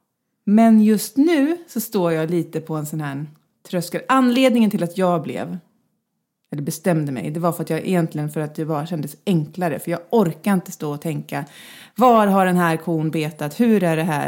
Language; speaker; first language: Swedish; native; Swedish